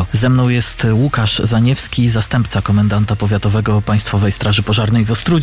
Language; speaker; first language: Polish; native; Polish